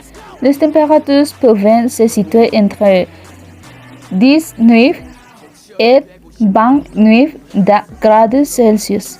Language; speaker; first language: French; non-native, learner; Spanish